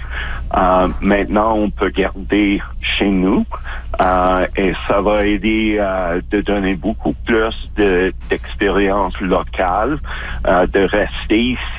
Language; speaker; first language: French; non-native, fluent; English